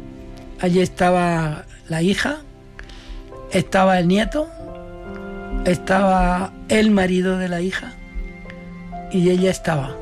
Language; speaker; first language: Spanish; native; Spanish